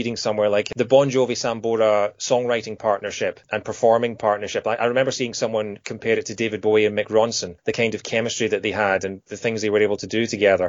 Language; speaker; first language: English; native; English